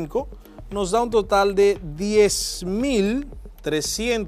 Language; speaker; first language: Spanish; native; Spanish